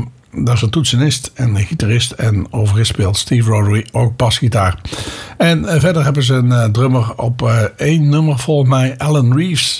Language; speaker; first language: Dutch; native; Dutch